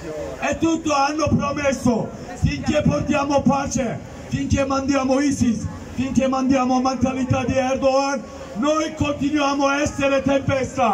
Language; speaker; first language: Italian; non-native, learner; Kurdish